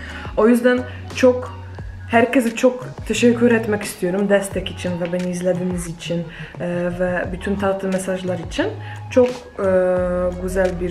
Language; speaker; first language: Turkish; non-native, fluent; Polish